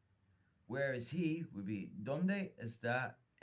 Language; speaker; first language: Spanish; non-native, fluent; English